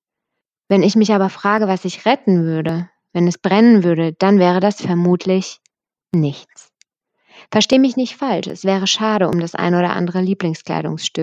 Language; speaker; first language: German; native; German